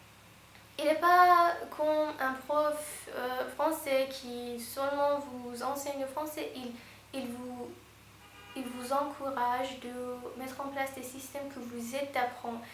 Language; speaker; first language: French; non-native, fluent; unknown